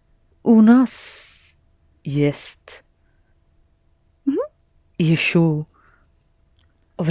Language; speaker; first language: Russian; non-native, learner; English